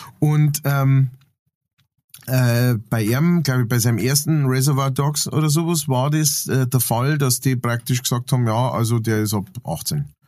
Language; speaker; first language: German; native; German